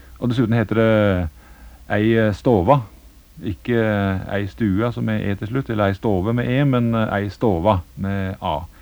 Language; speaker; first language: Norwegian; native; Norwegian